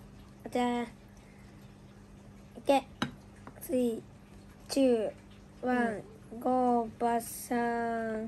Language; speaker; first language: Japanese; early bilingual, other home language; Russian